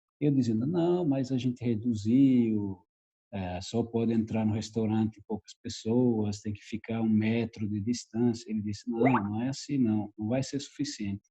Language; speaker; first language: Portuguese; non-native, fluent; Italian